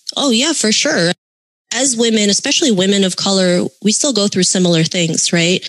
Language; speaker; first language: English; early bilingual, other home language; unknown